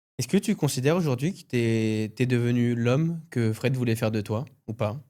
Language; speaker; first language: French; native; French